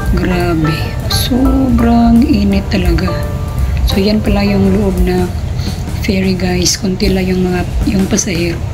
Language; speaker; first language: Filipino; non-native, local second language; Cebuano